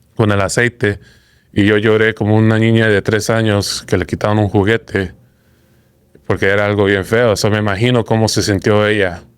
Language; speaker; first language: Spanish; early bilingual, heritage; Spanish